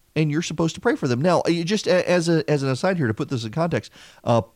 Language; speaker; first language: English; native; English